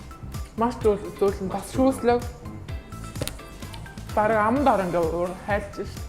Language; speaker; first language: Mongolian; native; Mongolian